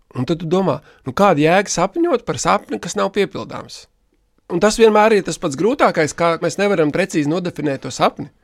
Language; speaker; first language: Latvian; native; Latvian